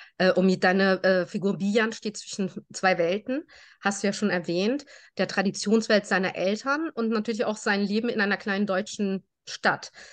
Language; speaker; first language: German; native; German